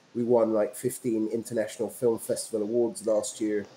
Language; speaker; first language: English; native; English